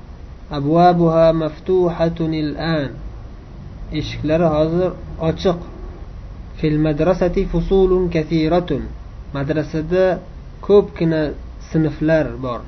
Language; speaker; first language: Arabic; non-native, fluent; Uzbek